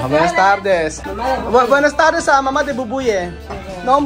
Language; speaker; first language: Spanish; non-native, learner; Filipino